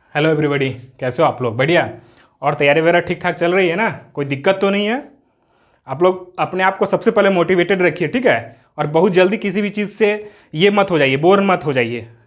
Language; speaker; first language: Hindi; native; Hindi